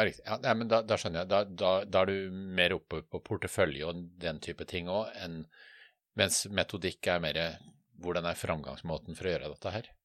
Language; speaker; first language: Norwegian; native; Norwegian